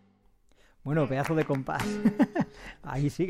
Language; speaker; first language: Spanish; native; Spanish